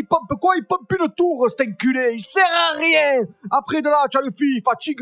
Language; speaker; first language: French; native; French